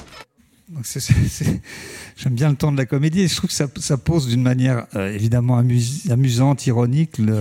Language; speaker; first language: French; native; French